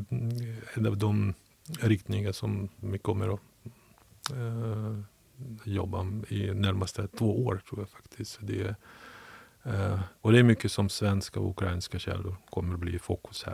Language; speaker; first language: Swedish; non-native, fluent; Ukrainian